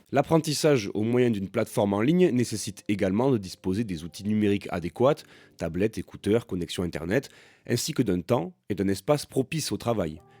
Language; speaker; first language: French; native; French